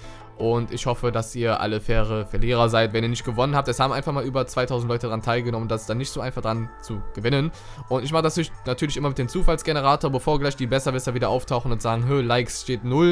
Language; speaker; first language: German; native; German